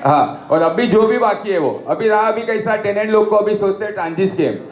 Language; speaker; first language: Hindi; non-native, local second language; Marathi